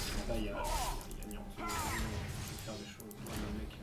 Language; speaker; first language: French; native; French